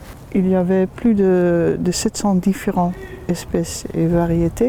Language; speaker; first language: French; non-native, fluent; Dutch